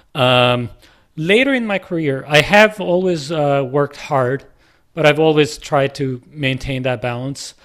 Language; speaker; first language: English; non-native, local second language; Punjabi